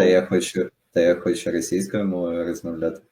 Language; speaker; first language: Ukrainian; non-native, local second language; Russian